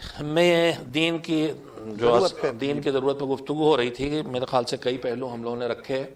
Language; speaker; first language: Urdu; native; Urdu